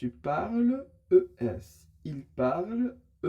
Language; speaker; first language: French; non-native, fluent; Spanish